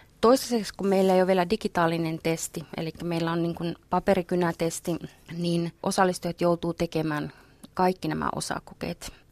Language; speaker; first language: Finnish; native; Finnish